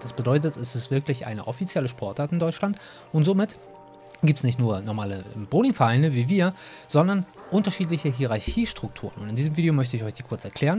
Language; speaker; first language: German; native; German